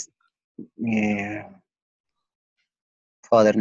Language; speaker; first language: English; non-native, learner; Spanish